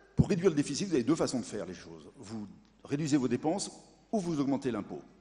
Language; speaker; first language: French; native; French